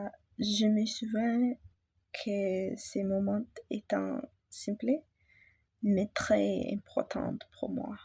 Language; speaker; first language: French; non-native, learner; English